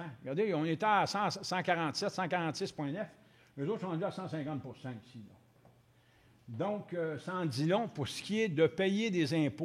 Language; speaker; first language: French; native; French